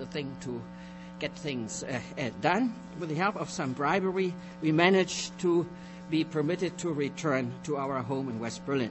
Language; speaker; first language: English; non-native, fluent; German